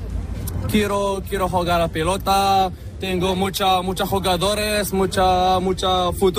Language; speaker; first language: Spanish; non-native, learner; Arabic